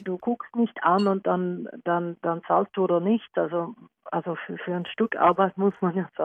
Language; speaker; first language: German; non-native, learner; Norwegian